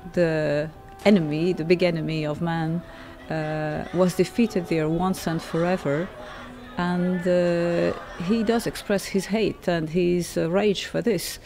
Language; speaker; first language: English; non-native, fluent; French